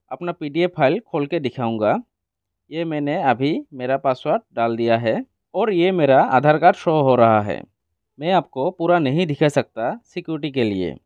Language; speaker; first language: Hindi; non-native, local second language; Assamese